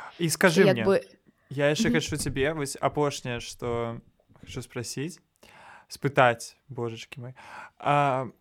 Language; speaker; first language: Belarusian; non-native, local second language; Russian